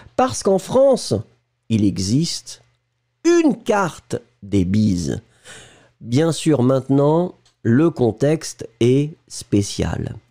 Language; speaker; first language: French; native; French